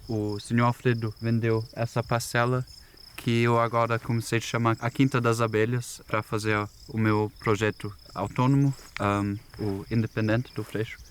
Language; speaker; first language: Portuguese; non-native, fluent; German